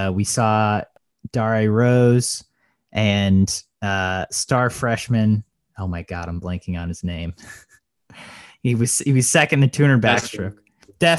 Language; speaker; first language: English; native; English